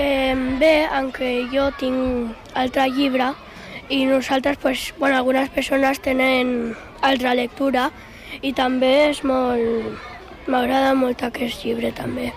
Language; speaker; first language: Catalan; non-native, local second language; Spanish